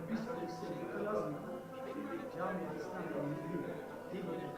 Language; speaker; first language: Turkish; non-native, fluent; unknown